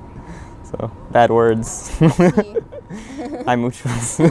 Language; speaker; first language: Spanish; early bilingual, heritage; English